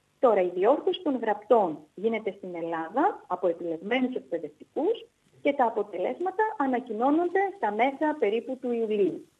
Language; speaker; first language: Greek; native; Greek